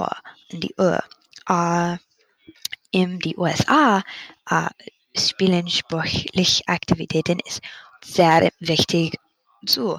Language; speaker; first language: German; non-native, learner; English